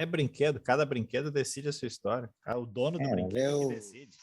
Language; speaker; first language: Portuguese; native; Portuguese